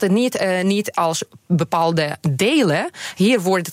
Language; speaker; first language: Dutch; non-native, fluent; Ukrainian